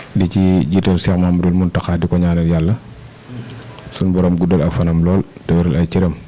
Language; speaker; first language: Wolof; native; Wolof